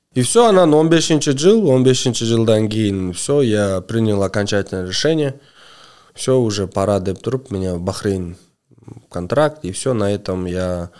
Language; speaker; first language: Russian; non-native, local second language; Kyrgyz